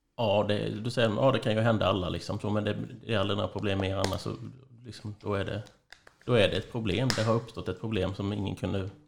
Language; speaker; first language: Swedish; native; Swedish